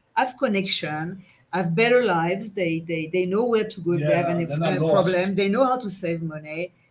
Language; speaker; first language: English; non-native, fluent; French